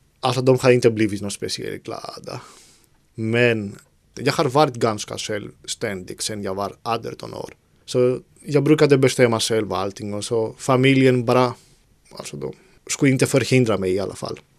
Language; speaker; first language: Swedish; non-native, fluent; Greek